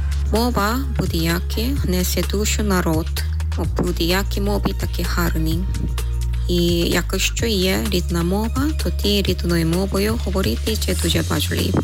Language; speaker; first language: Ukrainian; non-native, learner; Korean